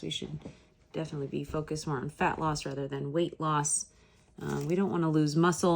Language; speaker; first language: English; native; English